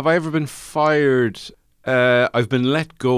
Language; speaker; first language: English; native; English